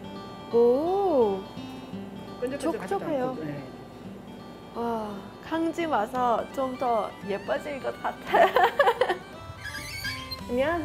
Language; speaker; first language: Korean; non-native, fluent; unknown